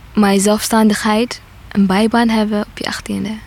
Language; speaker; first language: Dutch; non-native, fluent; Tigrinya